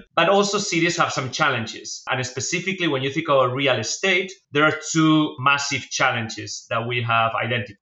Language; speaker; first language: English; non-native, fluent; Spanish